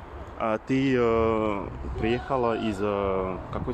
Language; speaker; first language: Russian; non-native, learner; French